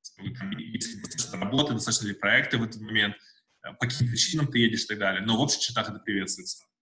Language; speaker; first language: Russian; native; Russian